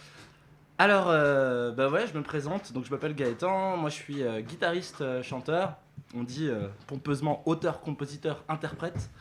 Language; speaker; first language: French; native; French